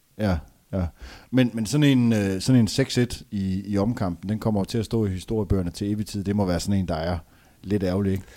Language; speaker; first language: Danish; native; Danish